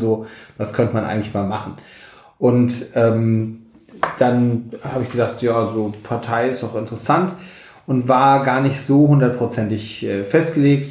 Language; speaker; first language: German; native; German